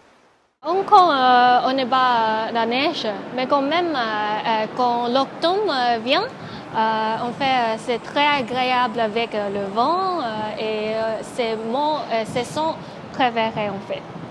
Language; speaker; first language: French; non-native, learner; Cantonese